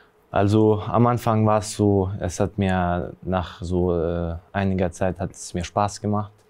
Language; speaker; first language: German; early bilingual, other home language; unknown